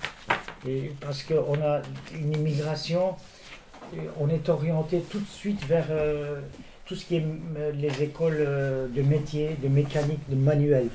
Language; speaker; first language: French; early bilingual, other home language; Turkish